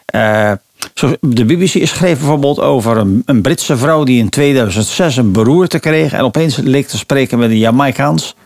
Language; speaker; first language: Dutch; native; Dutch